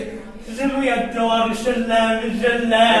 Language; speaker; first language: French; non-native, learner; English